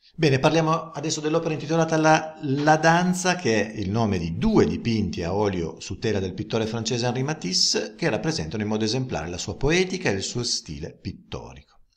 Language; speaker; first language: Italian; native; Italian